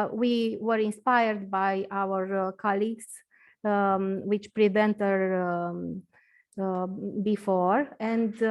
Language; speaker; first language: English; non-native, learner; Romanian